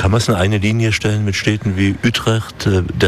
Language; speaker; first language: German; native; German